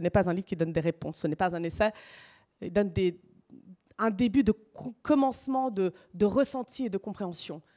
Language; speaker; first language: French; early bilingual, other home language; Russian